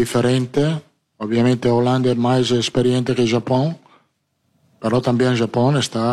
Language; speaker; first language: Portuguese; non-native, learner; Italian